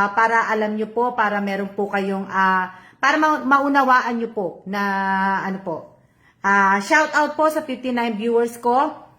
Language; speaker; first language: Filipino; native; Filipino